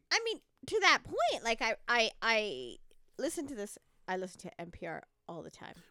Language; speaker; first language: English; early bilingual, other home language; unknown